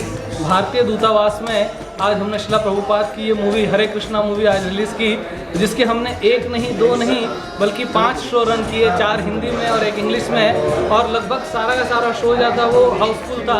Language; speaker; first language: Hindi; native; Hindi